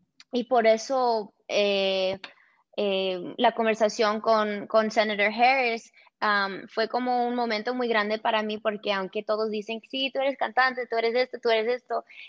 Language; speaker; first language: Spanish; early bilingual, heritage; Spanish